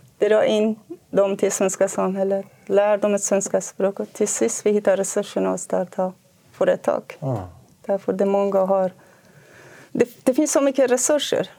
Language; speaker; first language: Swedish; non-native, fluent; Kurdish